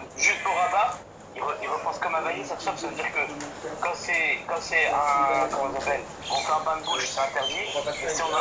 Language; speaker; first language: French; native; French